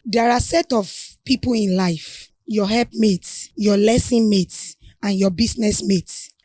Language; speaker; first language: English; non-native, local second language; Yoruba